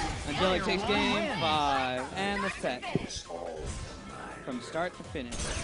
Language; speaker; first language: English; native; English